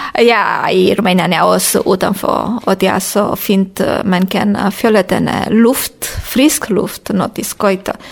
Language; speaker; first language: Danish; non-native, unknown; Romanian